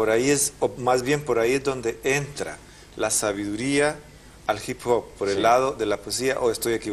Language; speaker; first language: Spanish; native; Spanish